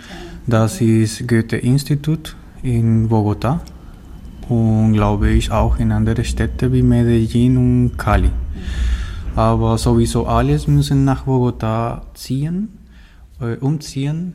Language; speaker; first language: German; non-native, learner; Spanish